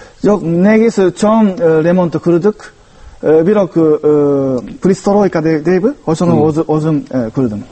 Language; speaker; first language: Kyrgyz; non-native, fluent; Japanese